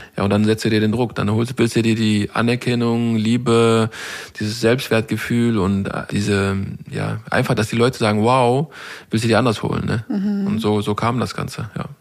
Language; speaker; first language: German; native; German